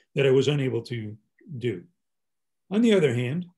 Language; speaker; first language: English; native; English